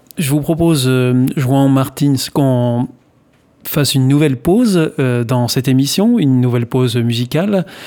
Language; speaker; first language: French; native; French